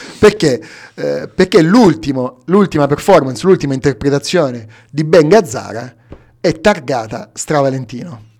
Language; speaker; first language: Italian; native; Italian